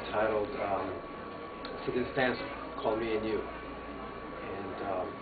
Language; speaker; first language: English; native; English